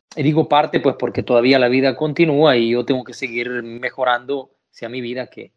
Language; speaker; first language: Spanish; native; Spanish